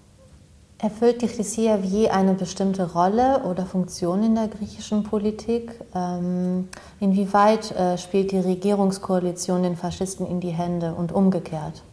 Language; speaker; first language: German; native; German